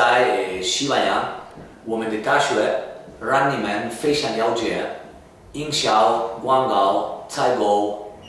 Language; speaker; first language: Chinese; non-native, fluent; Spanish